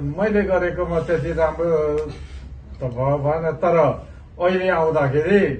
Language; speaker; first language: Nepali; non-native, local second language; Limbu